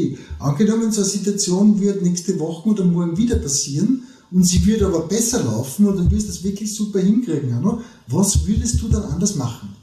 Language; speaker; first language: German; native; German